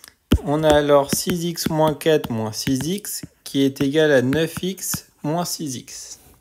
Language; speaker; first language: French; native; French